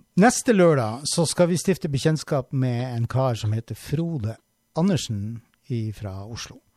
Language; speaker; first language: Norwegian; native; Norwegian